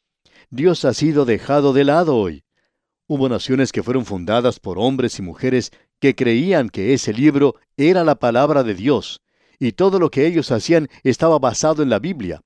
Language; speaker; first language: Spanish; native; Spanish